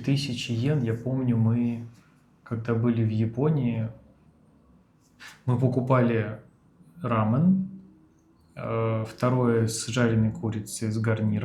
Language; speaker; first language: Russian; native; Russian